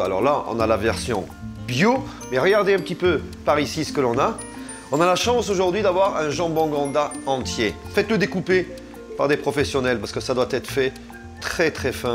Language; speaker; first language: French; native; French